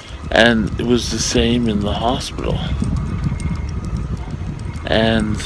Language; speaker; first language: English; native; English